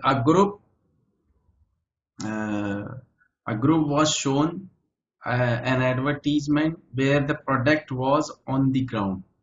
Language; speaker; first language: English; non-native, local second language; Hindi